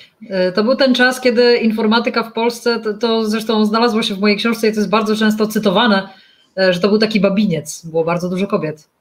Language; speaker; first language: Polish; native; Polish